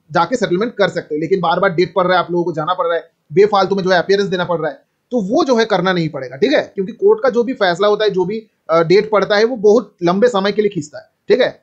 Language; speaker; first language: Hindi; native; Hindi